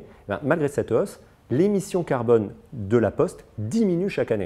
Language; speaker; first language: French; native; French